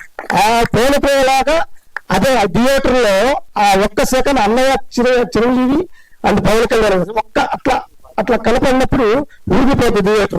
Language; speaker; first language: Telugu; native; Telugu